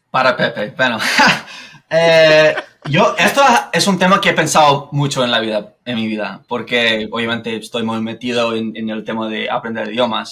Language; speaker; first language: Spanish; non-native, fluent; English